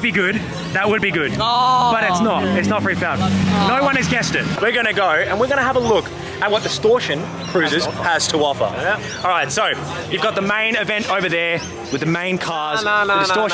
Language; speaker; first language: English; native; English